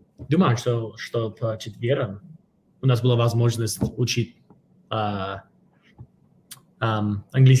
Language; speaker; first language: Russian; non-native, fluent; English